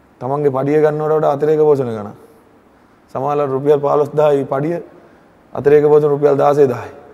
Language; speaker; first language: Sinhala; native; Sinhala